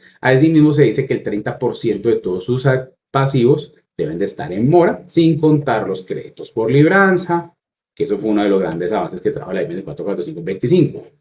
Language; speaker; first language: Spanish; native; Spanish